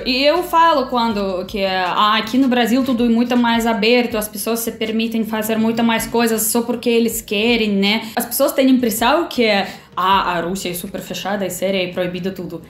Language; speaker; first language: Portuguese; non-native, learner; Russian